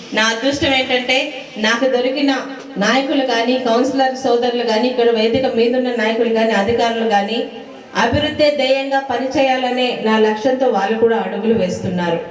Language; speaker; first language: Telugu; native; Telugu